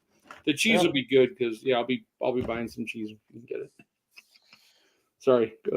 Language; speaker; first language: English; native; English